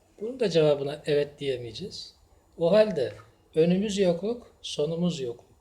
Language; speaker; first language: Turkish; native; Turkish